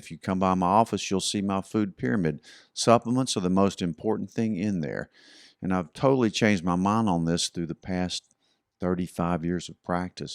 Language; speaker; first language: English; native; English